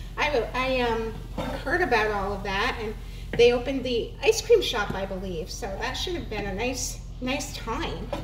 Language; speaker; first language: English; native; English